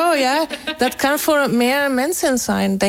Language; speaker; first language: Dutch; non-native, fluent; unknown